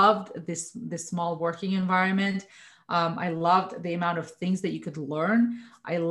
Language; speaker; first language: English; non-native, fluent; Russian